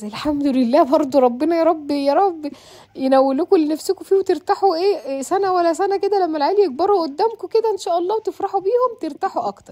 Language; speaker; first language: Arabic; native; Arabic